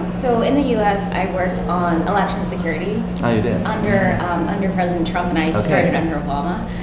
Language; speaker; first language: English; native; English